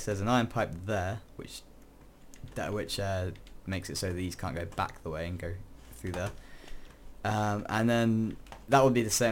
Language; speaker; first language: English; native; English